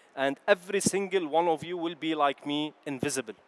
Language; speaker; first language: English; non-native, fluent; Arabic